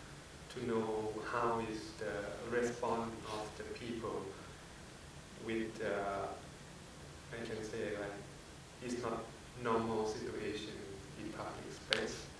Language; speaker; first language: English; non-native, fluent; Thai